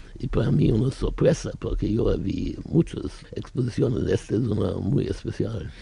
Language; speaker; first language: Spanish; non-native, learner; German